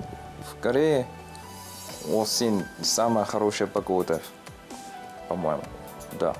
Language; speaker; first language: Russian; non-native, learner; Korean